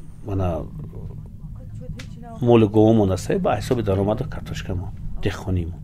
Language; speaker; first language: Persian; non-native, local second language; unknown